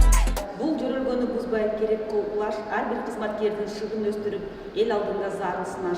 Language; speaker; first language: Kyrgyz; native; Kyrgyz